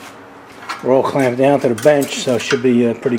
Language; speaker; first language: English; native; English